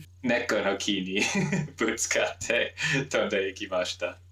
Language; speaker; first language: Japanese; non-native, learner; English